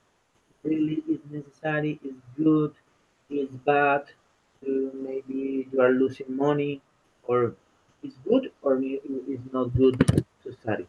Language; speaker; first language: English; non-native, learner; Spanish